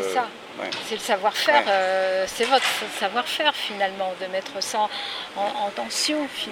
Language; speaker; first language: French; native; French